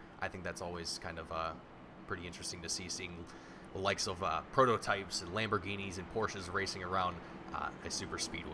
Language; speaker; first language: English; native; English